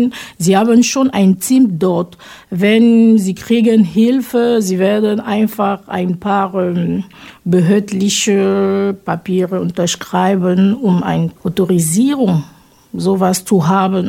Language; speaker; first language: German; non-native, fluent; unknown